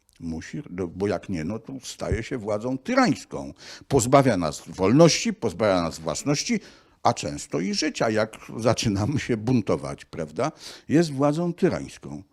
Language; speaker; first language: Polish; native; Polish